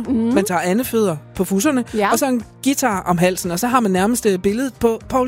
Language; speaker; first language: Danish; native; Danish